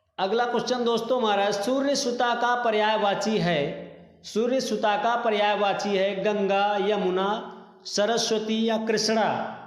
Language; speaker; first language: Hindi; native; Hindi